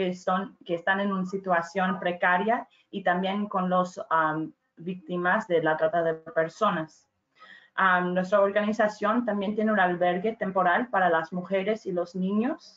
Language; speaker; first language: Spanish; non-native, fluent; English